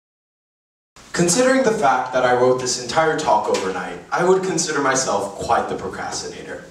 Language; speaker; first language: English; native; English